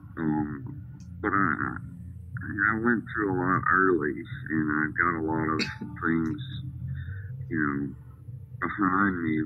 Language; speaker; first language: English; native; English